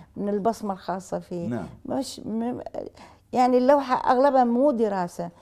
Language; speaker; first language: Arabic; native; Arabic